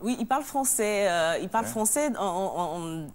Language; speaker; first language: French; native; French